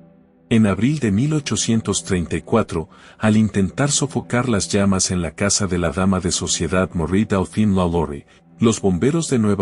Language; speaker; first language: Spanish; native; Spanish